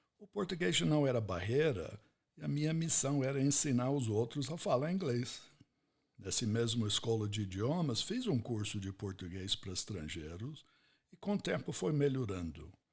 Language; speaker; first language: Portuguese; non-native, fluent; English